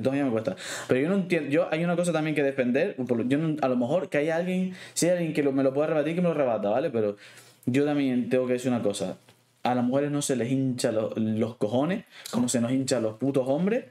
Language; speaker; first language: Spanish; native; Spanish